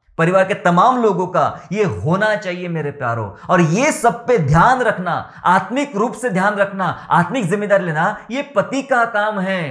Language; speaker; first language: Hindi; non-native, local second language; Marathi